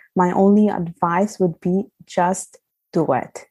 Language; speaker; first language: English; non-native, fluent; Italian